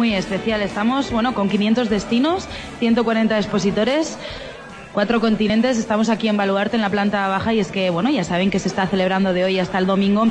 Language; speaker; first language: Spanish; native; Spanish